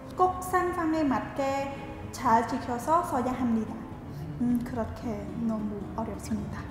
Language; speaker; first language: Korean; non-native, fluent; Khmer